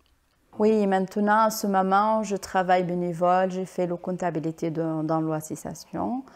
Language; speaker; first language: French; non-native, learner; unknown